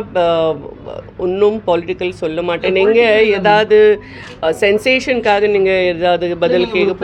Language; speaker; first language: Tamil; non-native, local second language; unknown